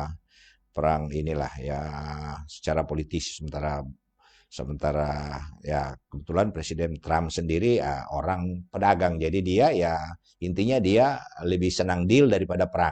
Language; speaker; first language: Indonesian; native; Indonesian